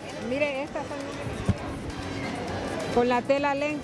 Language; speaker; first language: Spanish; native; Spanish